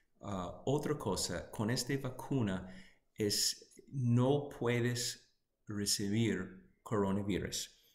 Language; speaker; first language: Spanish; non-native, fluent; English